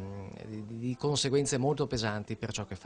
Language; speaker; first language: Italian; native; Italian